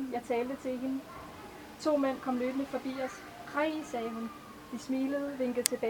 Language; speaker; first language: Danish; native; Danish